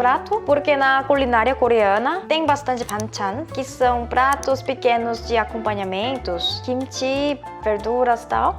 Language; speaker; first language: Portuguese; non-native, fluent; Korean